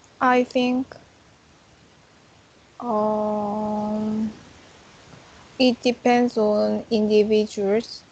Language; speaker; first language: English; non-native, learner; Korean